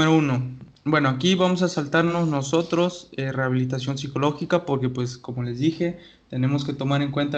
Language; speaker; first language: Spanish; native; Spanish